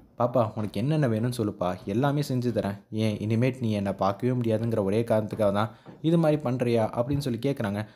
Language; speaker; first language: Tamil; native; Tamil